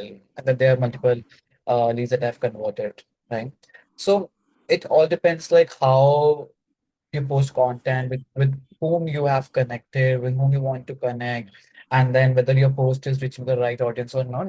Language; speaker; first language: English; non-native, local second language; Hindi